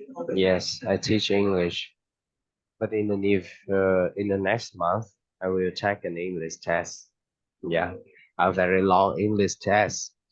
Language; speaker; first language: English; non-native, fluent; Vietnamese